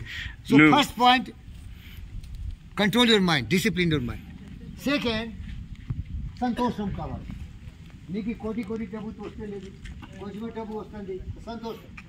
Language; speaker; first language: Telugu; non-native, learner; Hindi